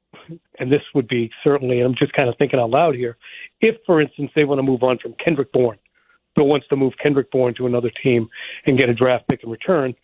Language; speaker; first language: English; native; English